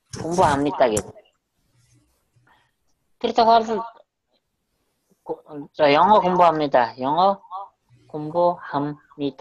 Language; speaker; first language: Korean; non-native, fluent; Mongolian